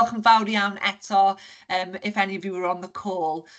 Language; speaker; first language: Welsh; non-native, local second language; English